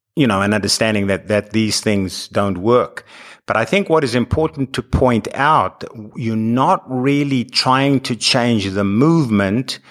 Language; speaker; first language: English; native; English